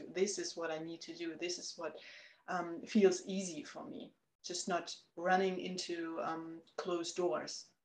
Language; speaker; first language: English; non-native, fluent; German